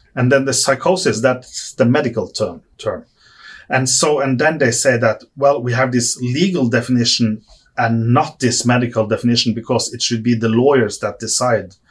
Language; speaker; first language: English; non-native, fluent; Norwegian